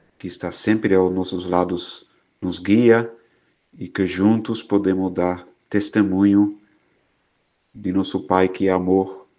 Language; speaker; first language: Portuguese; non-native, fluent; Dutch